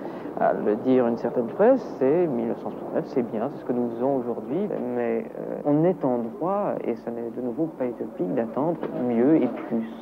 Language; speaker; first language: French; native; French